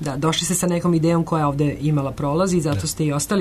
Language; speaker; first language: Serbian; native; Serbian